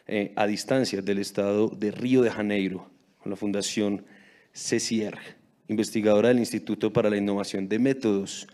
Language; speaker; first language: Spanish; native; Spanish